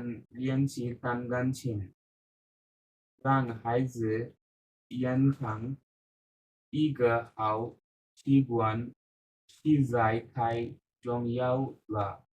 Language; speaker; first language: Chinese; non-native, learner; Bangla